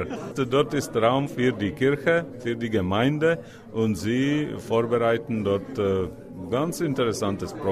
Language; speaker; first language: German; non-native, fluent; Czech